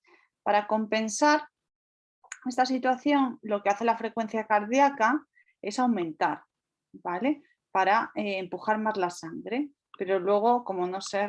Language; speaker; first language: Spanish; native; Spanish